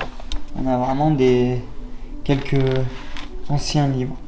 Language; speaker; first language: French; native; French